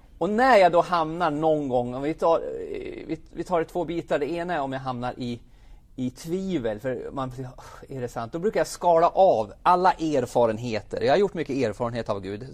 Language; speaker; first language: Swedish; native; Swedish